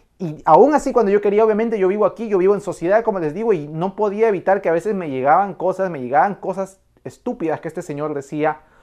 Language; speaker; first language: Spanish; native; Spanish